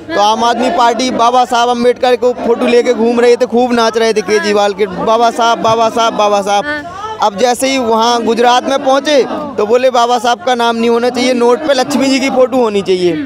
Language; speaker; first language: Hindi; native; Hindi